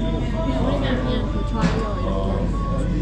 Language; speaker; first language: Korean; non-native, learner; Persian